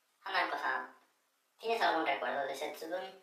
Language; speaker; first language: Spanish; native; Spanish